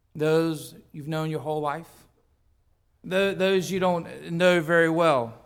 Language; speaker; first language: English; native; English